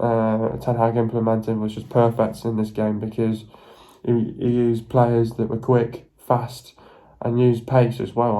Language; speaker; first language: English; native; English